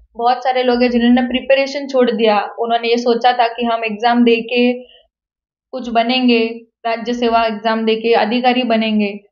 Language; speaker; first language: Hindi; non-native, local second language; Marathi